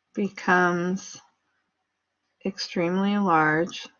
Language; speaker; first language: English; native; English